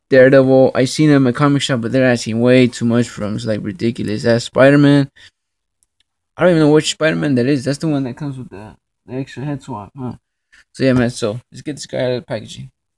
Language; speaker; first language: English; native; English